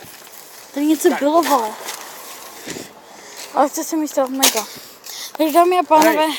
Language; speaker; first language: Czech; native; Czech